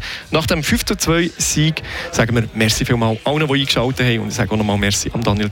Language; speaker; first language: German; native; German